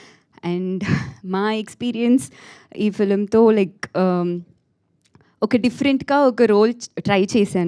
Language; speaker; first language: Telugu; non-native, learner; Tamil